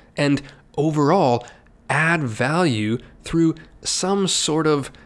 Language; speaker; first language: English; native; English